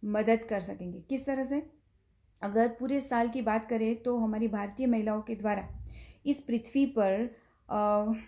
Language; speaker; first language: Hindi; non-native, local second language; Gujarati